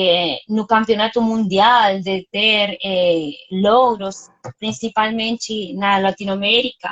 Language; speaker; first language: Portuguese; non-native, fluent; Spanish